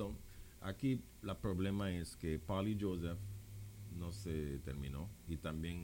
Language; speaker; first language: Spanish; non-native, local second language; English